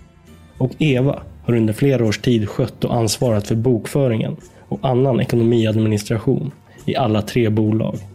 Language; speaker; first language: Swedish; native; Swedish